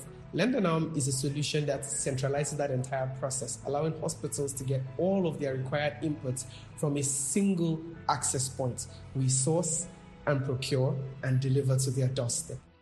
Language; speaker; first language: English; non-native, local second language; Yoruba